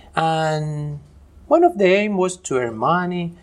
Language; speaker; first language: English; non-native, fluent; Spanish